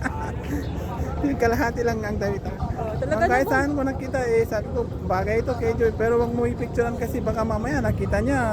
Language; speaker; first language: Filipino; non-native, learner; Persian